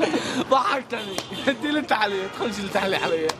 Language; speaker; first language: Arabic; native; Arabic